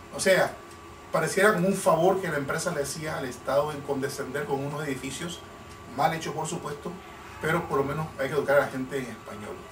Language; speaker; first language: Spanish; native; Spanish